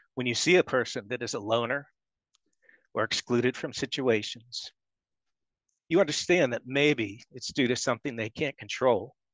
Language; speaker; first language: English; native; English